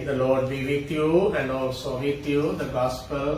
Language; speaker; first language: English; non-native, local second language; Tamil